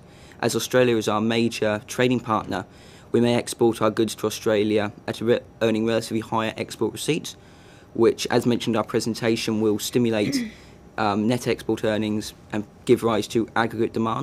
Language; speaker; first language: English; native; English